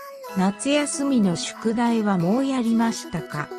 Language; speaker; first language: Japanese; non-native, learner; English